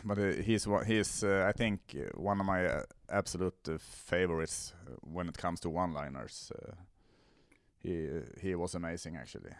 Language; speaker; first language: English; non-native, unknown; Swedish